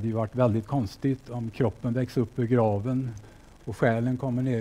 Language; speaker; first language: Swedish; native; Swedish